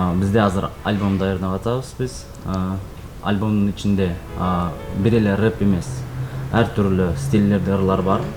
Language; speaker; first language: Kyrgyz; non-native, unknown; Russian